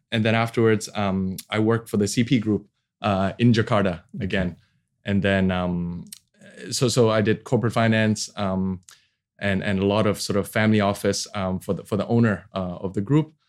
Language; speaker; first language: English; non-native, local second language; Cantonese